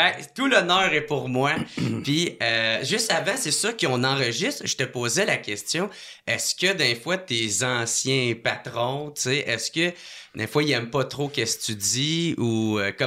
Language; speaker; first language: French; native; French